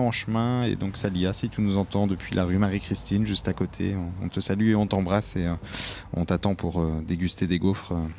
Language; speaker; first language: French; native; French